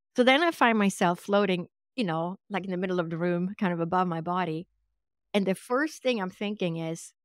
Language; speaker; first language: English; non-native, fluent; Swedish